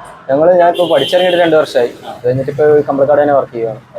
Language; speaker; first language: Malayalam; native; Malayalam